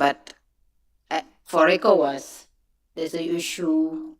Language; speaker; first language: English; non-native, fluent; French